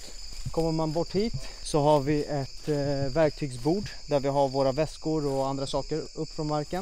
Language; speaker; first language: Swedish; native; Swedish